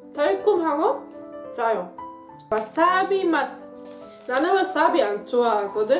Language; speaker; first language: Korean; non-native, fluent; Dutch